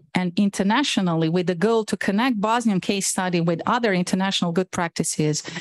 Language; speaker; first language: English; non-native, fluent; Bosnian